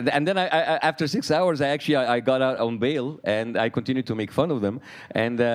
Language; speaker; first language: English; non-native, fluent; Arabic